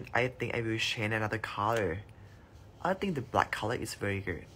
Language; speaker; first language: English; non-native, learner; Thai